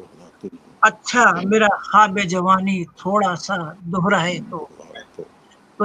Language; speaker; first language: Urdu; native; Urdu